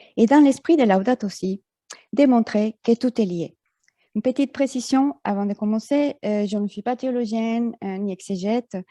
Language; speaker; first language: French; non-native, fluent; Spanish